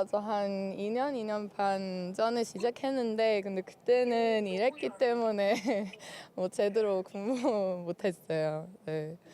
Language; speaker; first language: Korean; non-native, learner; Swedish